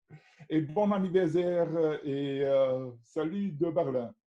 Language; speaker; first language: French; non-native, learner; German